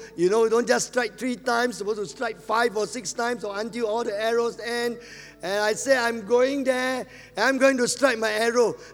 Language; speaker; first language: English; non-native, local second language; Min Nan Chinese